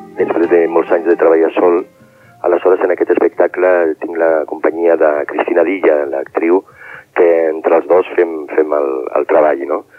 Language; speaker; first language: Catalan; non-native, local second language; Spanish